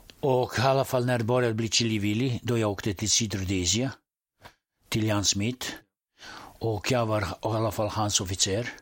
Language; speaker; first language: Swedish; non-native, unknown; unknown